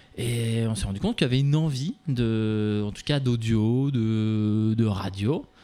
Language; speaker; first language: French; native; French